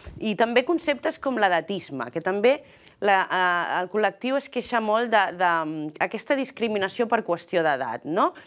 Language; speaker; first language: Catalan; early bilingual, other home language; Spanish